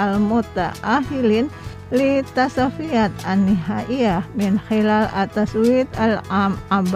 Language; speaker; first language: Arabic; non-native, fluent; Indonesian